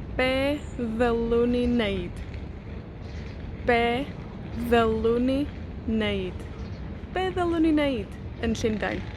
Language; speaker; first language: Welsh; non-native, fluent; Spanish